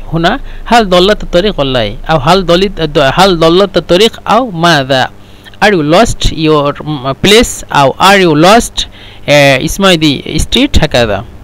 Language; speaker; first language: Egyptian Arabic; non-native, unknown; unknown